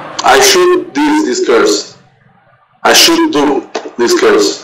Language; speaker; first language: English; non-native, learner; Portuguese